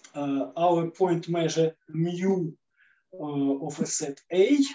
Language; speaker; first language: English; non-native, fluent; Russian